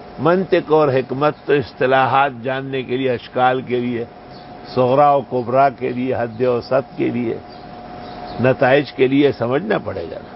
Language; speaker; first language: Urdu; non-native, local second language; Pashto